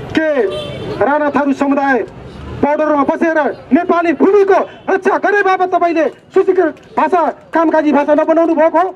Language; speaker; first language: Nepali; non-native, local second language; Rana Tharu